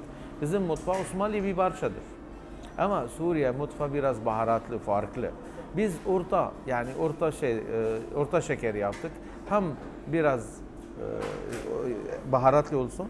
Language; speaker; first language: Turkish; non-native, fluent; Arabic